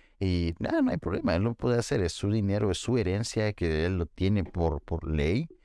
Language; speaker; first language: Spanish; early bilingual, heritage; Spanish